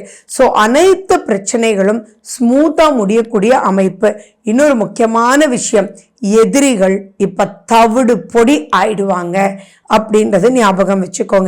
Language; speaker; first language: Tamil; native; Tamil